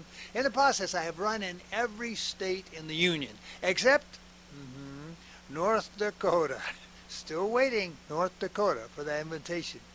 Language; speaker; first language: English; native; English